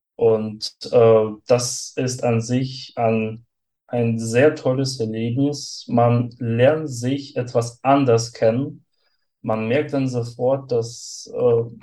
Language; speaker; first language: German; non-native, fluent; Russian